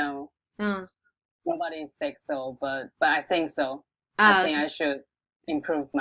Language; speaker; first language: English; non-native, local second language; Chinese